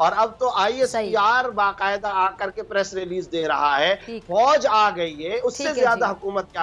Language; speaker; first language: Urdu; native; Urdu